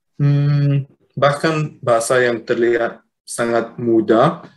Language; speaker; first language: Indonesian; non-native, fluent; Luxembourgish